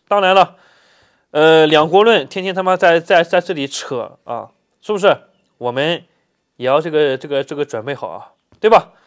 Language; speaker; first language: Chinese; native; Chinese